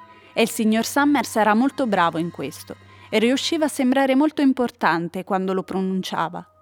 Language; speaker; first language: Italian; native; Italian